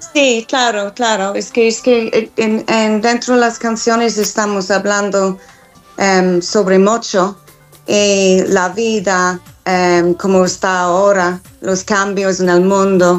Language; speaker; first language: Spanish; non-native, learner; English